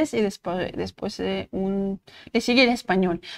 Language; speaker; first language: Spanish; non-native, fluent; Russian